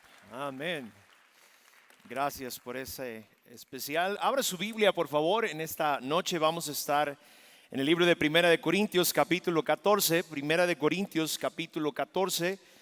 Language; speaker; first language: Spanish; native; Spanish